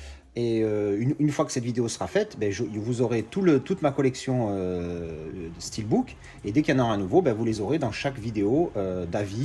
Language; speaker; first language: French; native; French